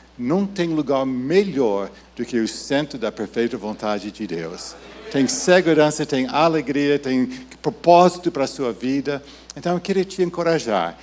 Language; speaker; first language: Portuguese; non-native, fluent; English